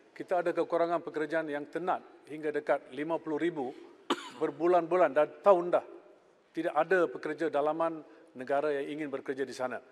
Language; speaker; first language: Malay; non-native, local second language; Tamil